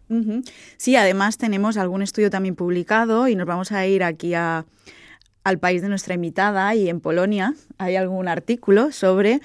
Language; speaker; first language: Spanish; native; Spanish